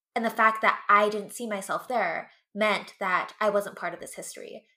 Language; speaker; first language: English; native; English